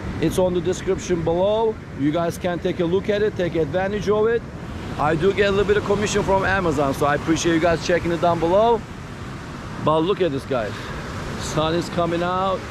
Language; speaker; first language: English; native; English